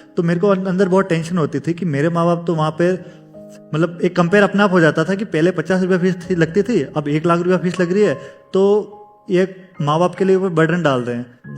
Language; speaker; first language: Hindi; native; Hindi